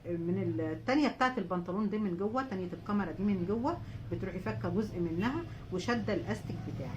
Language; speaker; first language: Arabic; native; Arabic